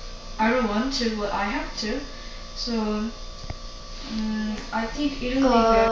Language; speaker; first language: English; non-native, learner; Korean